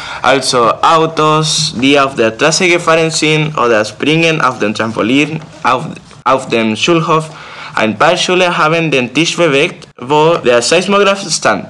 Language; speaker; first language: German; non-native, learner; Spanish